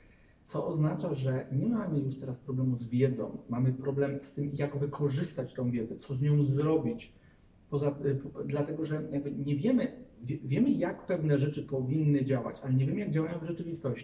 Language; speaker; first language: Polish; native; Polish